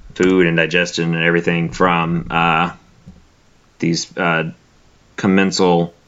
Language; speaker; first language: English; native; English